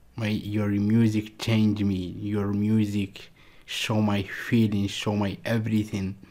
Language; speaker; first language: English; non-native, learner; Arabic